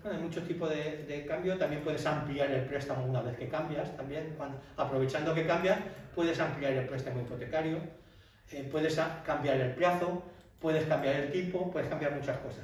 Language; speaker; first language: Spanish; native; Spanish